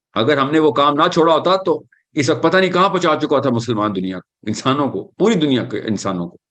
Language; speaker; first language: Urdu; native; Urdu